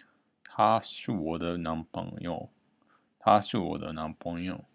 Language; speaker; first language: Chinese; non-native, learner; Japanese